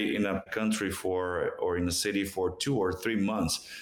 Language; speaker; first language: English; non-native, fluent; Portuguese